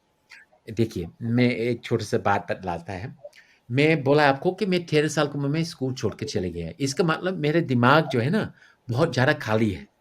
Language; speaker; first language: Hindi; non-native, fluent; English